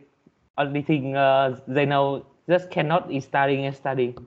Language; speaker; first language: English; non-native, learner; Vietnamese